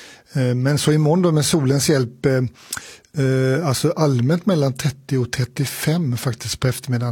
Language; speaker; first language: Swedish; native; Swedish